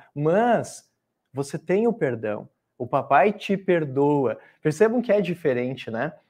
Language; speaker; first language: Portuguese; native; Portuguese